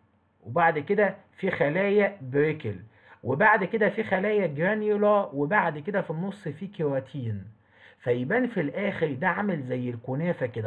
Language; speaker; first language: Arabic; native; Arabic